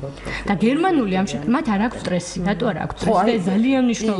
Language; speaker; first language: Georgian; native; Georgian